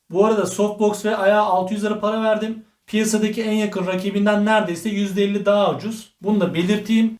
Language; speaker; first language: Turkish; native; Turkish